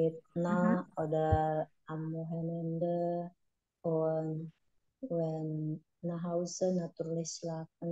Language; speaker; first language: German; non-native, learner; Indonesian